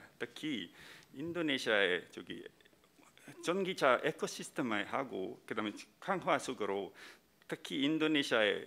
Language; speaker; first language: Korean; non-native, fluent; Indonesian